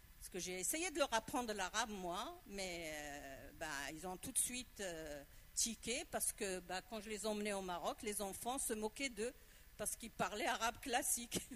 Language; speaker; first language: French; non-native, local second language; Arabic